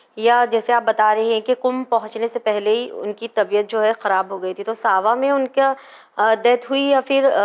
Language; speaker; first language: Hindi; native; Hindi